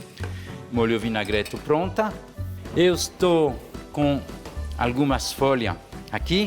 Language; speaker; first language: Portuguese; non-native, fluent; French